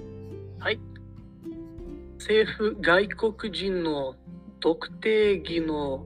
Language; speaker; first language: Japanese; non-native, learner; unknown